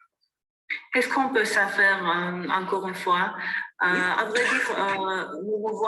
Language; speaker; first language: French; non-native, fluent; Armenian